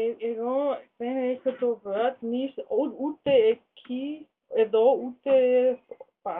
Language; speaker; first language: Greek; non-native, learner; German